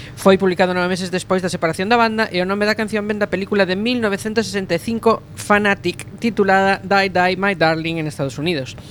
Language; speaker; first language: Galician; non-native, local second language; Spanish